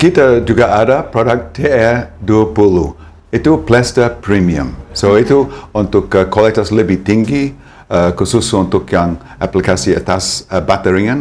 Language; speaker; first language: Indonesian; non-native, fluent; English